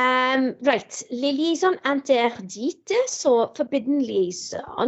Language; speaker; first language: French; non-native, fluent; English